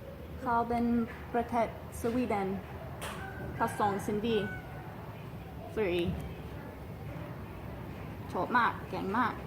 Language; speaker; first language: Thai; non-native, learner; English